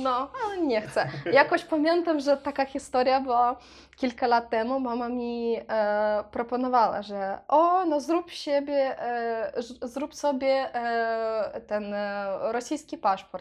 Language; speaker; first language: Polish; non-native, learner; Russian